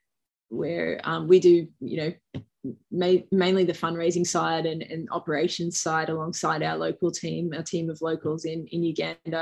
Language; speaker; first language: English; native; English